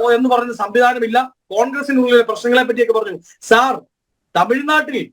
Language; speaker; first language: Malayalam; native; Malayalam